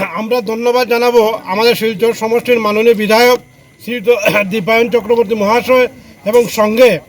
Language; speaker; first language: Bangla; native; Bangla